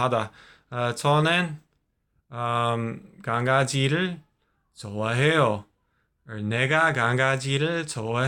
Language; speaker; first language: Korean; non-native, fluent; English